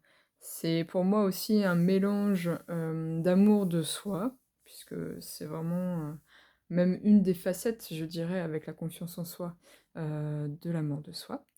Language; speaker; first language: French; native; French